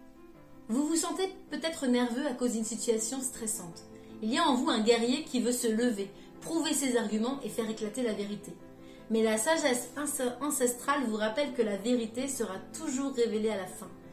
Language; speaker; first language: French; native; French